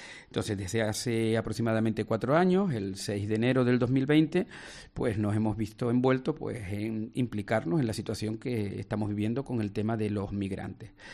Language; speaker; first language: Spanish; native; Spanish